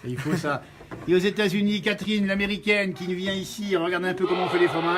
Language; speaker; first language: French; native; French